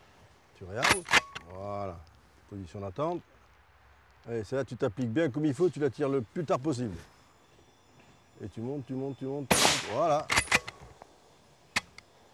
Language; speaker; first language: French; native; French